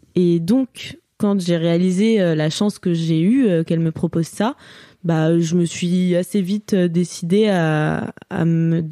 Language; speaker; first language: French; native; French